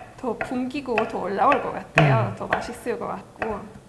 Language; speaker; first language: Korean; non-native, fluent; Hungarian